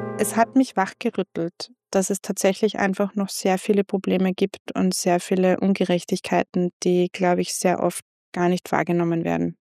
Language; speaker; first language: German; native; German